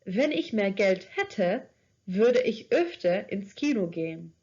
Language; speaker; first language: German; non-native, fluent; English